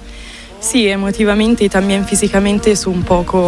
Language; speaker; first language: Spanish; non-native, fluent; Italian